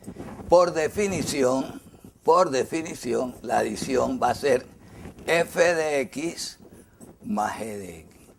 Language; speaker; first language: Spanish; native; Spanish